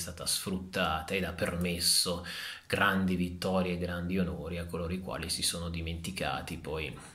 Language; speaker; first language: Italian; native; Italian